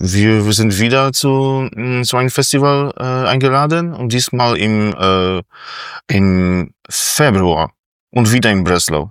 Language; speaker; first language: German; non-native, fluent; Polish